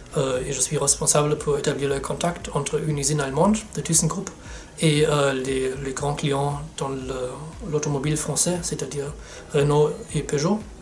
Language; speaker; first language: French; non-native, fluent; German